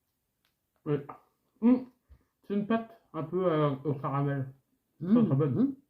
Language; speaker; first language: French; native; French